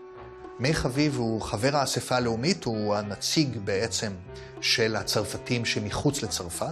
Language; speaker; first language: Hebrew; native; Hebrew